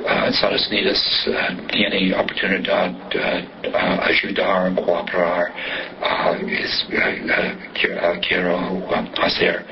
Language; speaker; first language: Spanish; non-native, learner; English